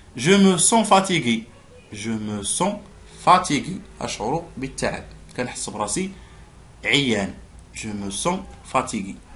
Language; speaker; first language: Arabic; native; Arabic